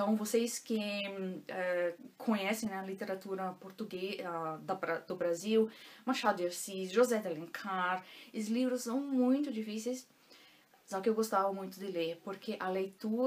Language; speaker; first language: Portuguese; non-native, local second language; German